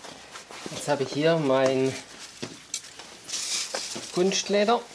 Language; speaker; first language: German; native; German